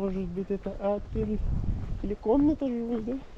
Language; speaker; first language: Russian; non-native, learner; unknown